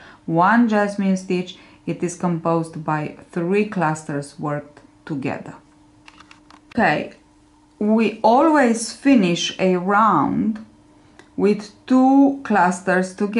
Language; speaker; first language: English; non-native, fluent; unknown